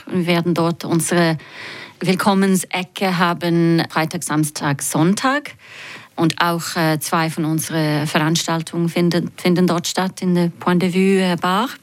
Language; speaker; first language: German; non-native, fluent; English